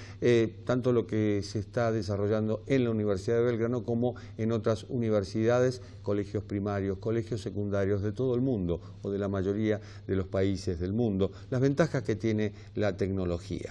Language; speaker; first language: Spanish; native; Spanish